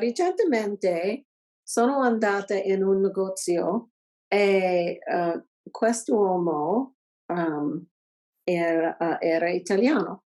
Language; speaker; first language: Italian; non-native, learner; English